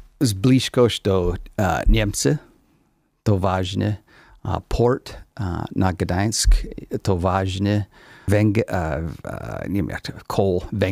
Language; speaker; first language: Polish; non-native, learner; English